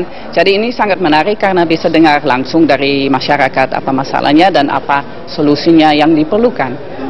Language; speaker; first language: Indonesian; non-native, fluent; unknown